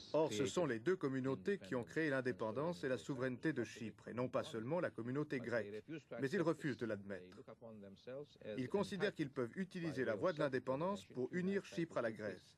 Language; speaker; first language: French; non-native, fluent; Turkish